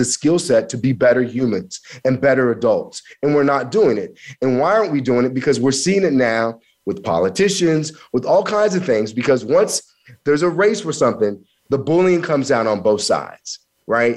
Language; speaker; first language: English; native; English